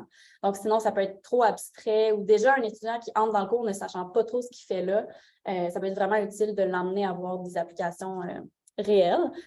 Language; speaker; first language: French; native; French